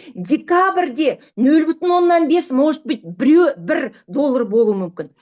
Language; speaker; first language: Russian; non-native, local second language; Kazakh